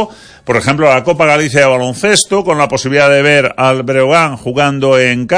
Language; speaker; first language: Spanish; native; Spanish